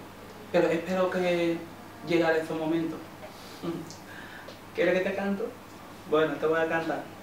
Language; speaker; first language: Spanish; non-native, learner; Wolof